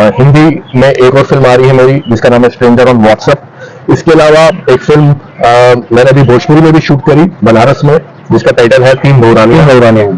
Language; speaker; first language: Hindi; non-native, local second language; Sindhi